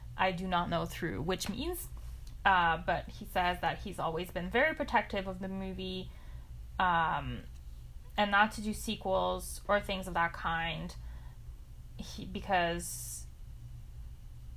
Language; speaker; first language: English; non-native, fluent; French